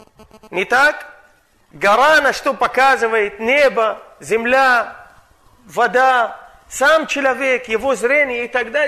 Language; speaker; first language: Russian; non-native, fluent; Arabic